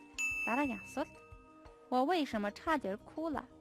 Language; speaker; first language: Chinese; non-native, fluent; Mongolian